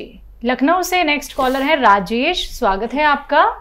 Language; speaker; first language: Hindi; native; Hindi